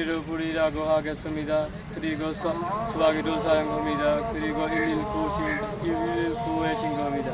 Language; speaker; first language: Korean; non-native, learner; Punjabi